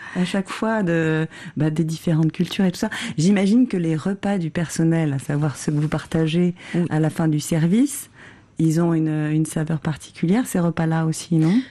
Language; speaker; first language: French; native; French